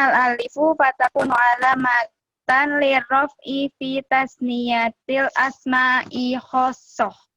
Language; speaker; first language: Arabic; non-native, learner; Indonesian